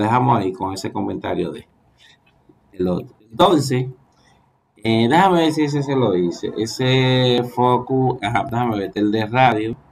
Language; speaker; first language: Spanish; native; Spanish